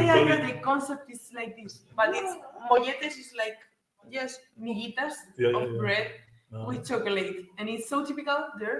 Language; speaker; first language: English; non-native, learner; Spanish